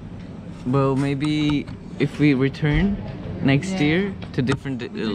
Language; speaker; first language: English; non-native, fluent; Slovak